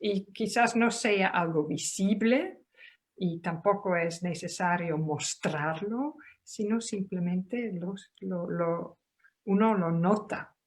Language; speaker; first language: Spanish; non-native, fluent; Dutch